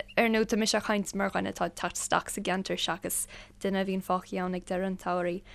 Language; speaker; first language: Irish; non-native, local second language; English